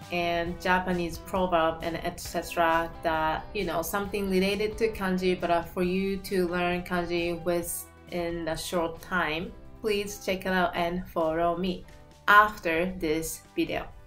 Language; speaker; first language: English; non-native, fluent; Japanese